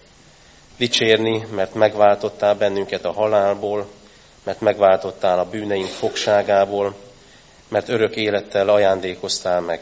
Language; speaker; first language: Hungarian; native; Hungarian